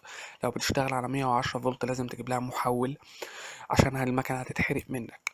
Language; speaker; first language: Arabic; native; Arabic